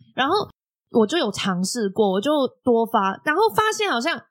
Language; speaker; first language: Chinese; non-native, local second language; Cantonese